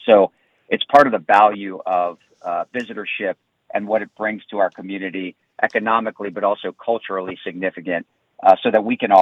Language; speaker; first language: English; native; English